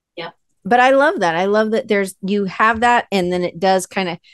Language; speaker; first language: English; native; English